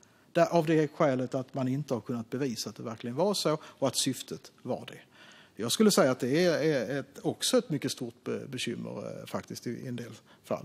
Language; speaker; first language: Swedish; native; Swedish